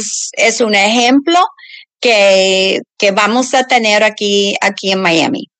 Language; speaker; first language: Spanish; early bilingual, other home language; English